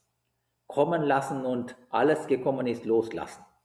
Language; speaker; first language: German; non-native, fluent; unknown